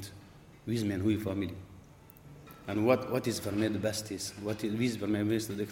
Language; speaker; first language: Dutch; non-native, learner; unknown